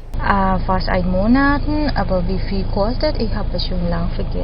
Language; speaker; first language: German; non-native, learner; Thai